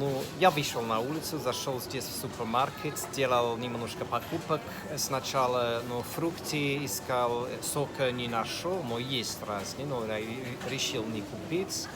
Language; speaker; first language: Russian; non-native, fluent; English